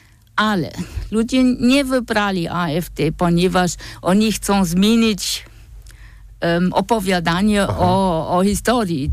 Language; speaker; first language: Polish; non-native, fluent; German